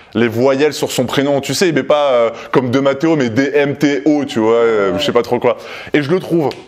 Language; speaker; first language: French; native; French